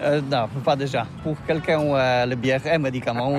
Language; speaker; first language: French; non-native, learner; Polish